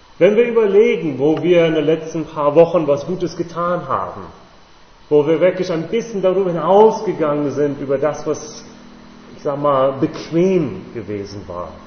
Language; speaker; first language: German; non-native, fluent; English